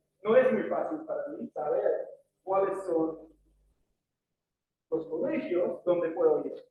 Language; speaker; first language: Spanish; non-native, fluent; English